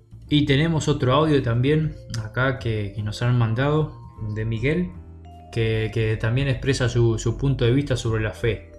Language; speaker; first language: Spanish; native; Spanish